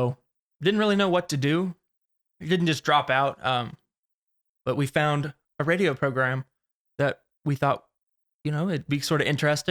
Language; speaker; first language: English; native; English